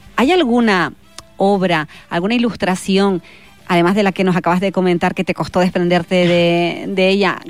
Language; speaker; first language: Spanish; native; Spanish